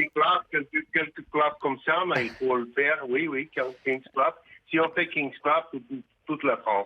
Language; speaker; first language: French; non-native, fluent; Russian